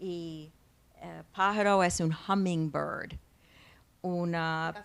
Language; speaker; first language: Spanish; non-native, learner; English